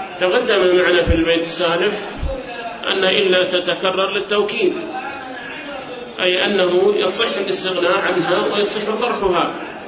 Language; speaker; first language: Arabic; native; Arabic